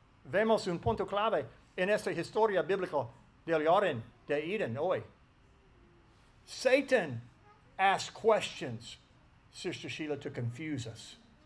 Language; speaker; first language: Spanish; non-native, learner; English